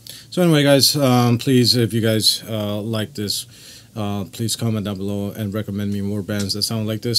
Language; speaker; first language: English; native; English